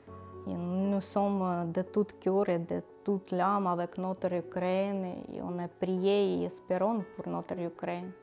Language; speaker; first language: French; non-native, learner; Ukrainian